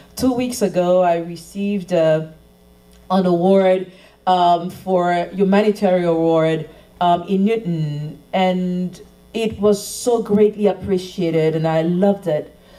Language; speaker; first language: English; non-native, fluent; Haitian Creole